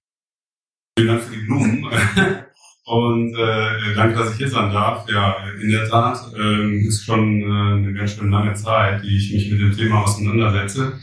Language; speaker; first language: German; native; German